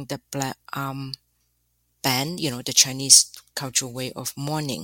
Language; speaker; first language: English; non-native, fluent; Chinese